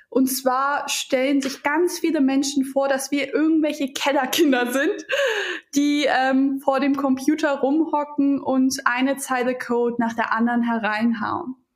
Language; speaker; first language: German; early bilingual, other home language; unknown